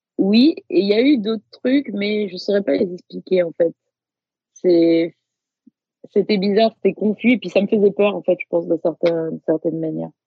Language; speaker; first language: French; native; French